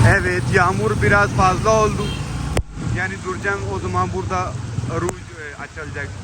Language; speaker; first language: Turkish; non-native, learner; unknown